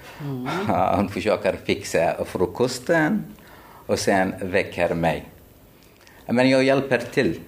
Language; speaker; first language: Swedish; non-native, fluent; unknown